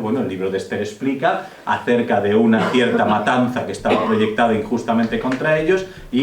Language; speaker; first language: Spanish; native; Spanish